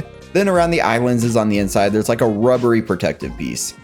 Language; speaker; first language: English; native; English